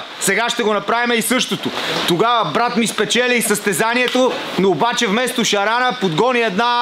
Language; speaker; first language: Bulgarian; native; Bulgarian